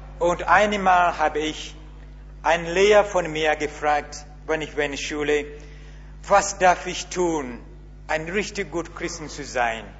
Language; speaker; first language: German; non-native, learner; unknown